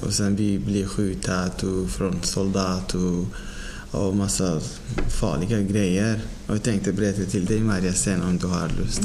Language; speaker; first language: Swedish; non-native, fluent; Persian